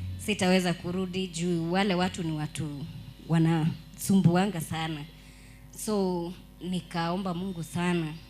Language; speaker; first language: Swahili; non-native, local second language; Kikuyu